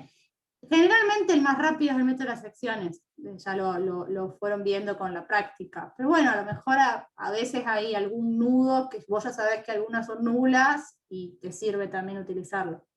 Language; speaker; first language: Spanish; native; Spanish